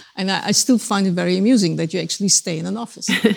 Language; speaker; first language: English; non-native, fluent; German